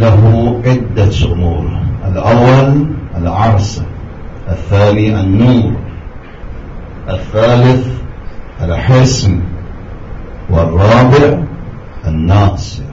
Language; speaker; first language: Arabic; non-native, fluent; Persian